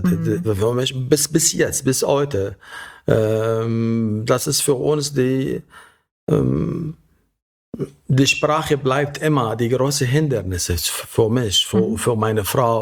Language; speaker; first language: German; non-native, fluent; Arabic